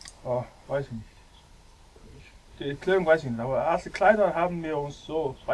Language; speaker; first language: German; non-native, learner; Mongolian